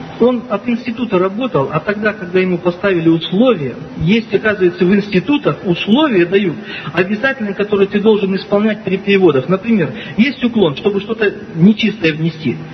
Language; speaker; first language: Russian; native; Russian